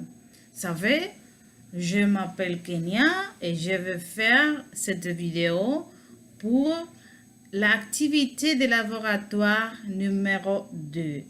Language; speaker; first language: French; non-native, learner; Spanish